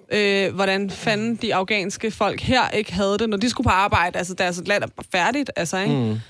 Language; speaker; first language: Danish; early bilingual, other home language; Persian